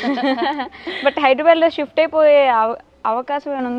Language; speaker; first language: Telugu; native; Telugu